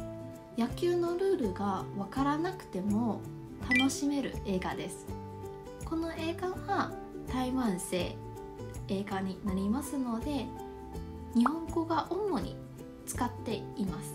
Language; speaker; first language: Japanese; non-native, fluent; Chinese